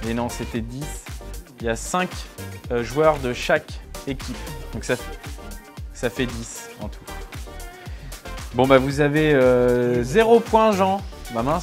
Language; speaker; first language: French; native; French